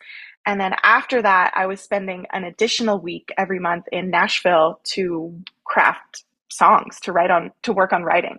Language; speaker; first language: English; native; English